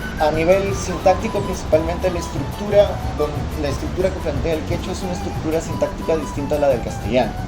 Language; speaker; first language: Spanish; native; Spanish